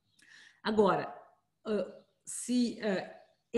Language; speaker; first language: Portuguese; native; Portuguese